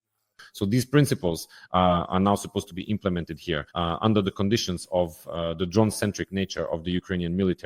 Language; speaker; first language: English; non-native, fluent; Ukrainian